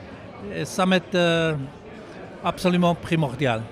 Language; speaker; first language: French; non-native, local second language; German